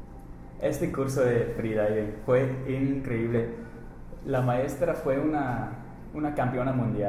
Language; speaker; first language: Spanish; non-native, fluent; English